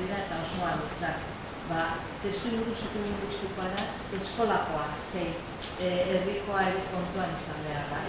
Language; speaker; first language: Basque; native; Basque